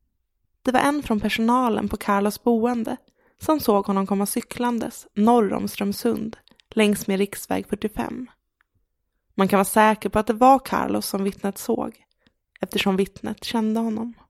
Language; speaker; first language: Swedish; native; Swedish